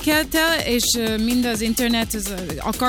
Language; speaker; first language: Hungarian; early bilingual, heritage; Hungarian